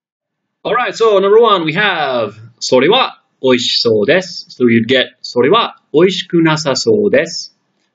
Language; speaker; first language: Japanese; non-native, fluent; English